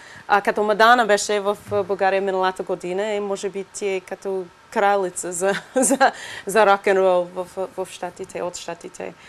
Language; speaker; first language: Bulgarian; non-native, learner; English